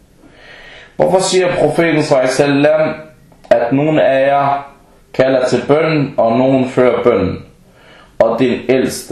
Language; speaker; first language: Danish; early bilingual, other home language; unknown